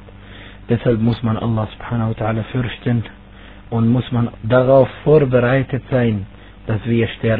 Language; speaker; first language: German; non-native, fluent; Arabic